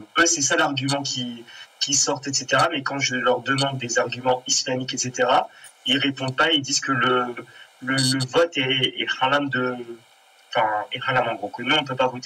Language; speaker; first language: French; native; French